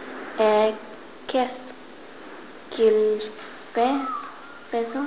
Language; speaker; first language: French; non-native, learner; English